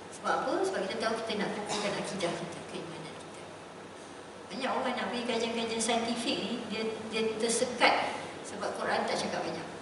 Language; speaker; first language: Malay; native; Malay